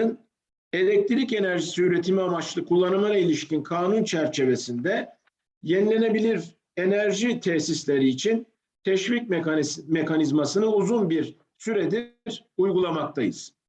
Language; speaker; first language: Turkish; native; Turkish